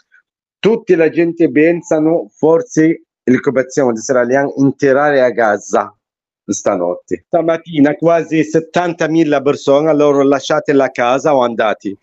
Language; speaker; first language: Italian; non-native, learner; Arabic